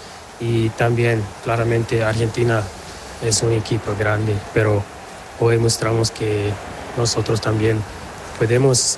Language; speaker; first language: Spanish; non-native, learner; Portuguese